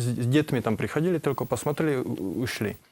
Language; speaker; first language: Russian; non-native, learner; Czech